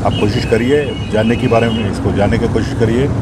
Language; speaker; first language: Hindi; non-native, local second language; Telugu